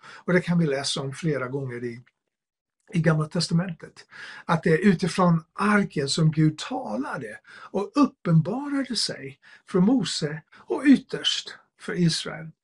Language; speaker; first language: Swedish; non-native, fluent; English